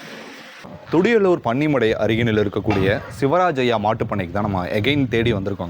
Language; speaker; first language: Tamil; native; Tamil